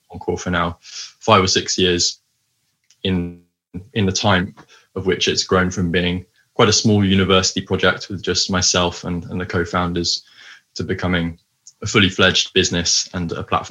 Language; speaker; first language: English; native; English